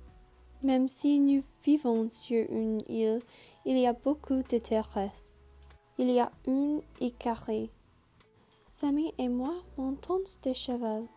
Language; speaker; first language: French; non-native, learner; English